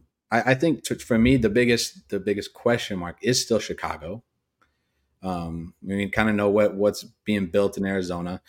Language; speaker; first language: English; native; English